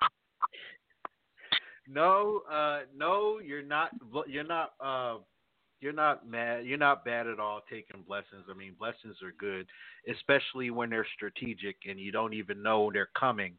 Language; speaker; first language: English; native; English